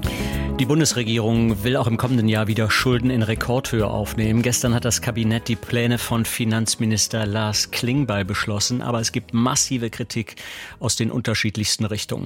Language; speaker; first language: German; native; German